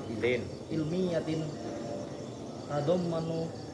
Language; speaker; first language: Arabic; non-native, learner; Indonesian